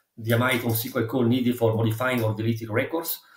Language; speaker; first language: English; non-native, fluent; Italian